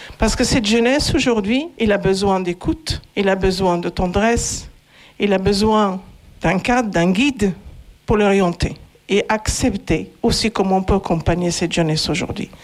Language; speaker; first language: French; non-native, local second language; Arabic